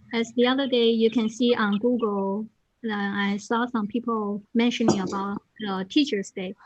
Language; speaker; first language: English; non-native, fluent; Chinese